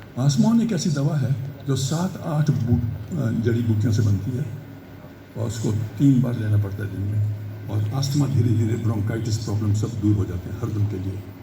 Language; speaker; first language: Hindi; early bilingual, heritage; Hindi